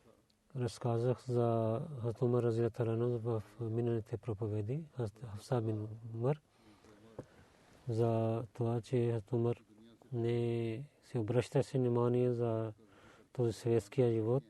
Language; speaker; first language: Bulgarian; non-native, learner; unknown